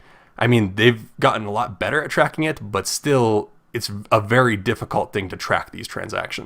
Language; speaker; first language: English; native; English